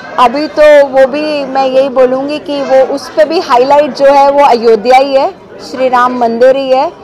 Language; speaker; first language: Hindi; native; Hindi